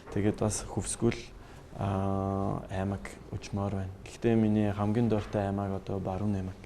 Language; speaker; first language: Mongolian; non-native, learner; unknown